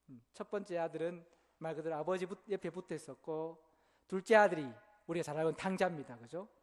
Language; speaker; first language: Korean; native; Korean